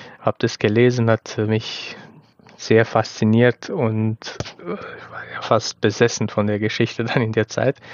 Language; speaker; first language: German; non-native, fluent; Romanian